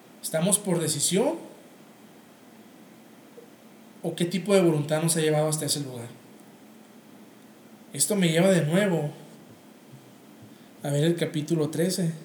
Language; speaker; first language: Spanish; native; Spanish